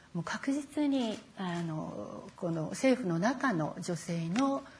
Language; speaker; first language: Japanese; native; Japanese